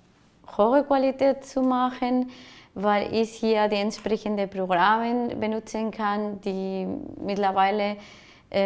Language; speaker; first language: German; non-native, fluent; Spanish